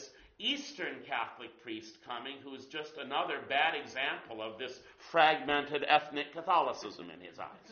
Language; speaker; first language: English; native; English